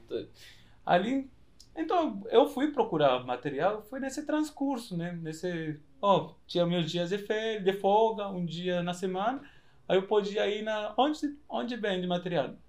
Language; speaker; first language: Portuguese; non-native, fluent; Spanish